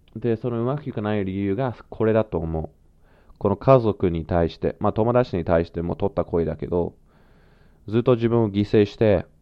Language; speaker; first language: Japanese; non-native, fluent; English